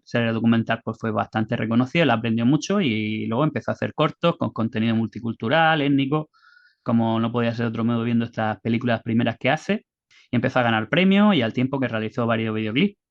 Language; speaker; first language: Spanish; native; Spanish